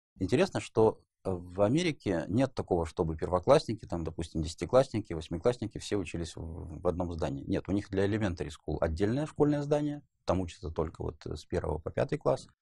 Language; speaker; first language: Russian; native; Russian